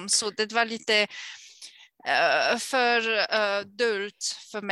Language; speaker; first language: Swedish; non-native, fluent; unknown